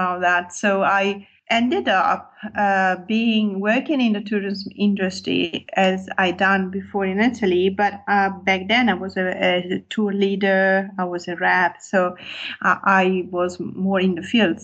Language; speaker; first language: English; non-native, fluent; Italian